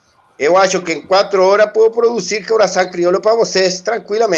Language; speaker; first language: Portuguese; non-native, learner; Spanish